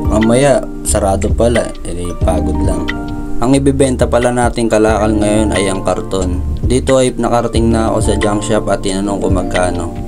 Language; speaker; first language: Filipino; native; Filipino